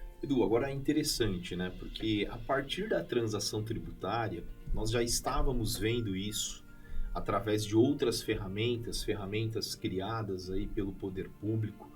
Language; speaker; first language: Portuguese; native; Portuguese